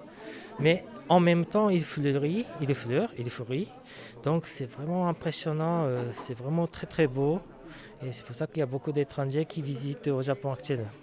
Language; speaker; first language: French; non-native, learner; Japanese